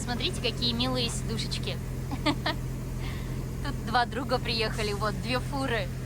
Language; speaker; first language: Russian; native; Russian